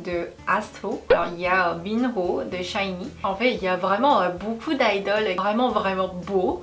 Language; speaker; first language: French; non-native, fluent; Korean